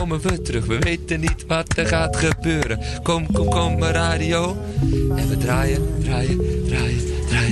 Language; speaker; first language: Dutch; native; Dutch